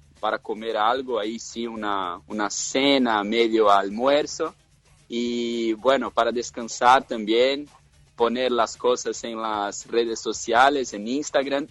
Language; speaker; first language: Spanish; non-native, fluent; Portuguese